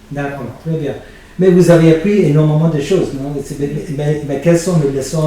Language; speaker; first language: French; non-native, fluent; English